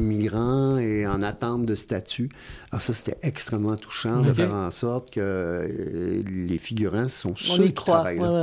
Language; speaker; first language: French; native; French